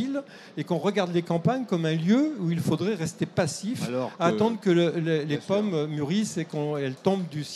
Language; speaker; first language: French; native; French